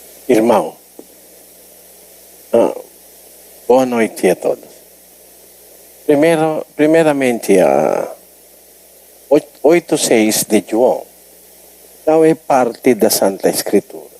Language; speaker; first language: Portuguese; non-native, learner; Filipino